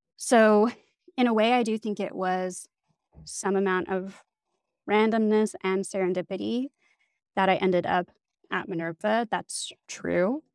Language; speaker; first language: English; native; English